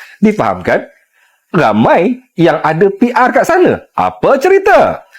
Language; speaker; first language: Malay; native; Malay